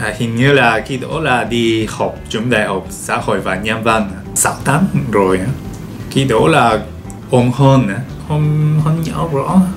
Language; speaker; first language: Vietnamese; non-native, learner; Japanese